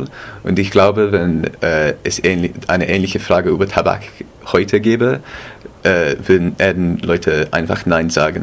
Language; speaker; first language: German; non-native, fluent; English